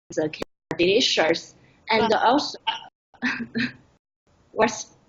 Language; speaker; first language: English; non-native, learner; Chinese